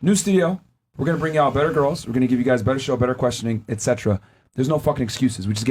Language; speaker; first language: English; native; English